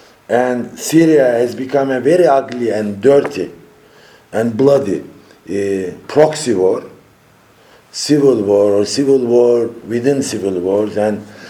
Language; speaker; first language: English; non-native, fluent; Turkish